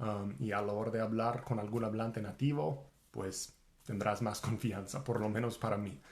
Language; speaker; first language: Spanish; non-native, fluent; English